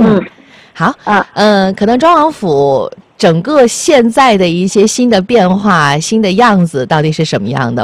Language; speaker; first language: Chinese; native; Chinese